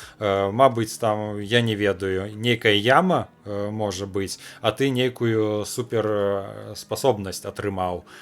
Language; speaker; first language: Belarusian; non-native, local second language; Russian